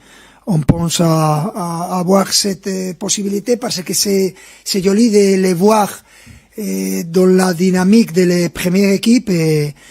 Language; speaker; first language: French; non-native, fluent; Spanish